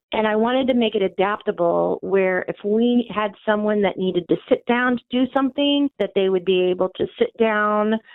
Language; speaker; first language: English; native; English